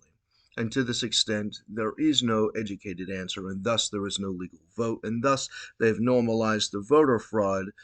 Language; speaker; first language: English; native; English